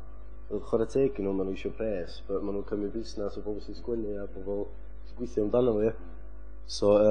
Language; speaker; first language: Welsh; native; Welsh